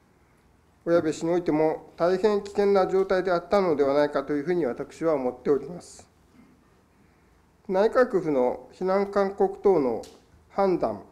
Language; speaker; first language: Japanese; native; Japanese